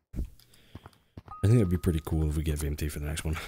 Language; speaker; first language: English; native; English